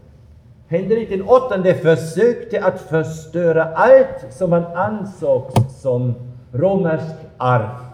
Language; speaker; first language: Swedish; non-native, fluent; German